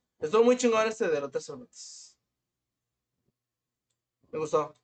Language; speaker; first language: Spanish; native; Spanish